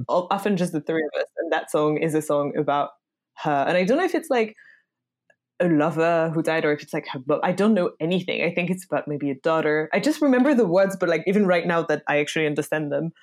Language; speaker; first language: English; non-native, fluent; French